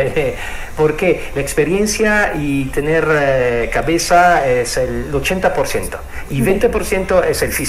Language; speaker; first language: Spanish; non-native, fluent; Italian